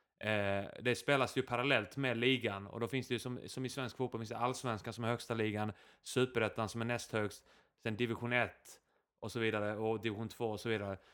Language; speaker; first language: Swedish; early bilingual, other home language; Icelandic